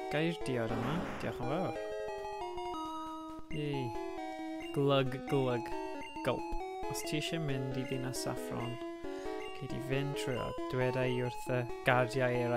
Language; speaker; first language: Welsh; native; Welsh